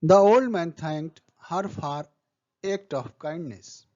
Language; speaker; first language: English; non-native, local second language; Hindi